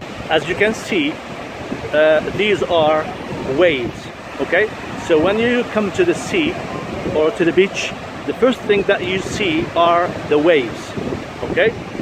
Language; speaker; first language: English; non-native, fluent; Arabic